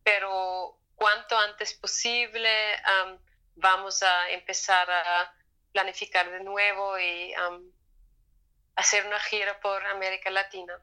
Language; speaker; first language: Spanish; non-native, fluent; German